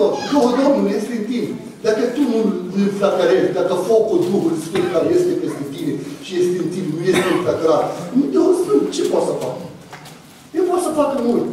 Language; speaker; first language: Romanian; non-native, fluent; Arabic